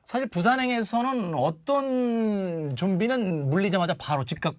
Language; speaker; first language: Korean; native; Korean